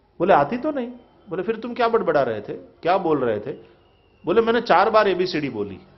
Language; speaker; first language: Hindi; non-native, local second language; Gujarati